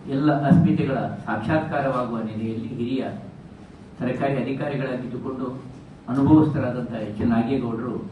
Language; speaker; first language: Kannada; non-native, local second language; Tulu